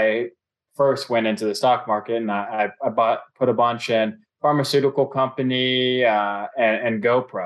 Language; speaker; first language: English; native; English